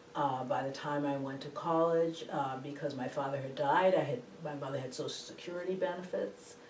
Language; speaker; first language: English; native; English